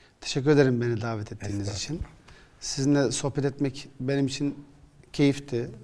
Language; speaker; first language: Turkish; early bilingual, other home language; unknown